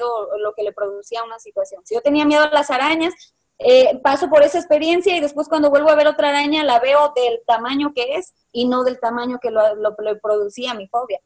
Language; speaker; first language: Spanish; native; Spanish